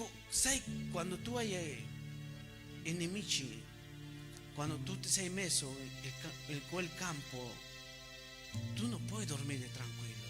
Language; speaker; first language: Italian; non-native, fluent; Spanish